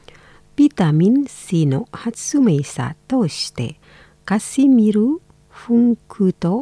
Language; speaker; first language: Japanese; non-native, fluent; Indonesian